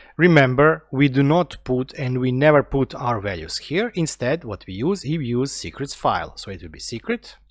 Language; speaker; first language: English; non-native, fluent; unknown